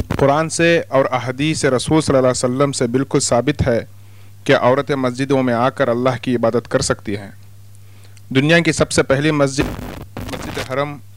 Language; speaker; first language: Urdu; native; Urdu